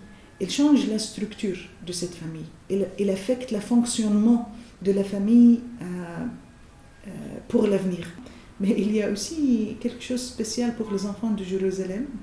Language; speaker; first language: French; non-native, fluent; Arabic